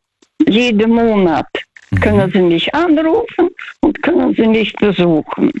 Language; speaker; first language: German; non-native, fluent; Russian